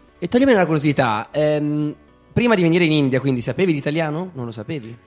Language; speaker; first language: Italian; native; Italian